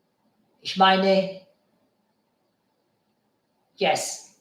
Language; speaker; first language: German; non-native, fluent; Bangla